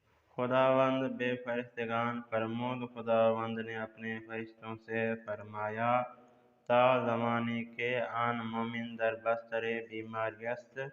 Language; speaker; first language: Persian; non-native, fluent; Urdu